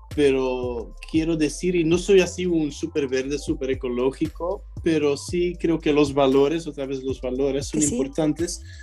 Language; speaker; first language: Spanish; non-native, fluent; French